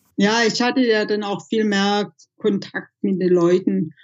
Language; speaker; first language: German; native; German